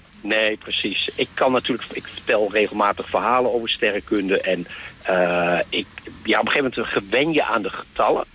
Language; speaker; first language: Dutch; native; Dutch